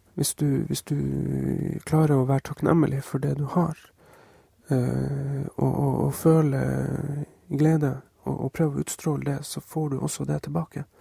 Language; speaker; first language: Norwegian; native; Norwegian